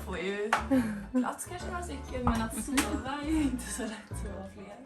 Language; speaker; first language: Swedish; native; Swedish